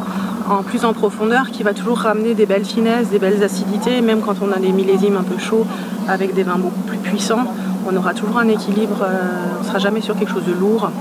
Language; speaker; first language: French; native; French